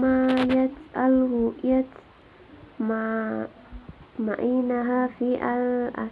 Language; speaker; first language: Arabic; non-native, learner; Indonesian